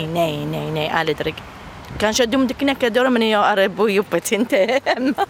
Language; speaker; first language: Swedish; non-native, learner; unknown